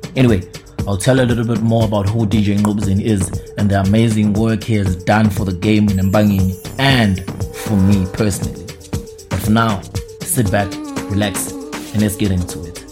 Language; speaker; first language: English; non-native, local second language; Zulu